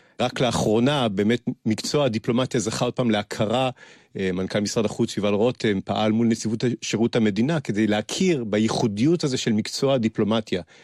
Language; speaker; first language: Hebrew; early bilingual, other home language; French